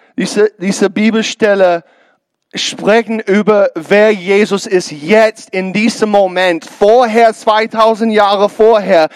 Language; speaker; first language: German; non-native, learner; English